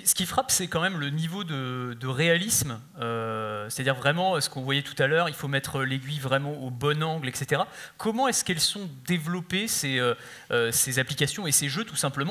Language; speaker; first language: French; native; French